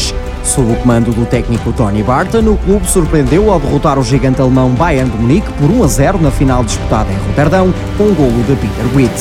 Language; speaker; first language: Portuguese; native; Portuguese